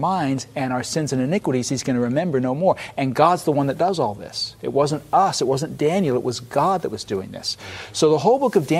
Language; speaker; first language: English; native; English